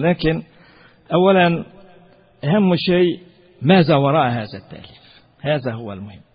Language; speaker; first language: Arabic; non-native, fluent; Turkish